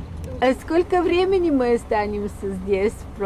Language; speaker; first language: Russian; non-native, learner; French